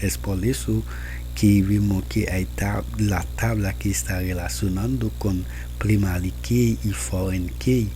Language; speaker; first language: Spanish; non-native, learner; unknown